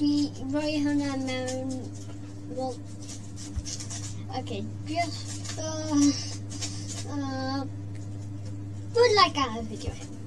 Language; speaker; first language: Welsh; non-native, local second language; English